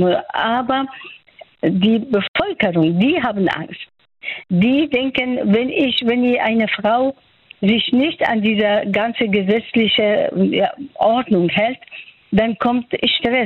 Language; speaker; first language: German; non-native, fluent; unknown